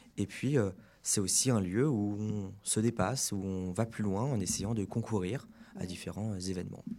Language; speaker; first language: French; native; French